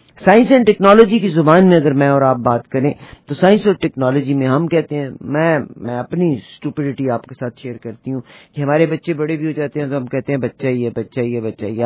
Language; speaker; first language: Urdu; native; Urdu